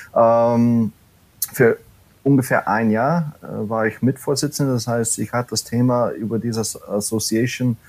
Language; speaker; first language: German; non-native, fluent; English